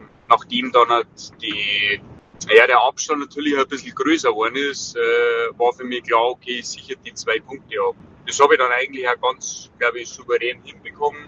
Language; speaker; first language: German; native; German